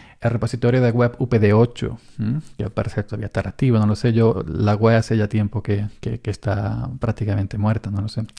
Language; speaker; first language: Spanish; native; Spanish